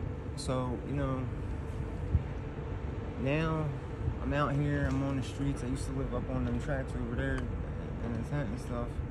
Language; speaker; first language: English; native; English